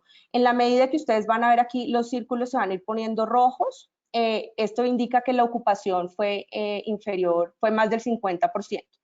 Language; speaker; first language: Spanish; native; Spanish